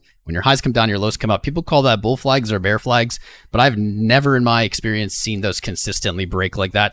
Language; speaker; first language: English; native; English